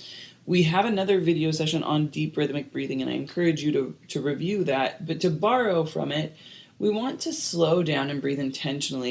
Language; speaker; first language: English; native; English